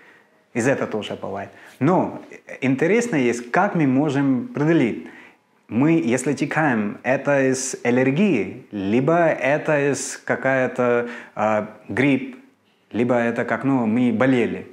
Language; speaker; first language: Russian; non-native, fluent; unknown